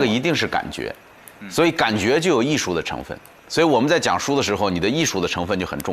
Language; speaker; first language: Chinese; native; Chinese